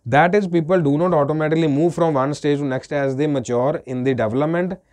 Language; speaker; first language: English; non-native, local second language; Punjabi